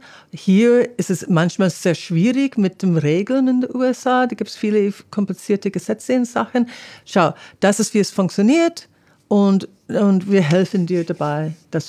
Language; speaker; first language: German; non-native, fluent; English